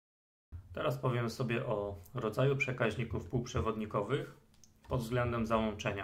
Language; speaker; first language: Polish; native; Polish